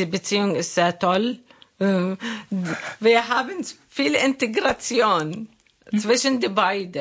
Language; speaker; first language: German; non-native, learner; Arabic